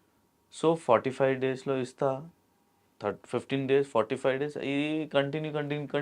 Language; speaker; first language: Telugu; non-native, local second language; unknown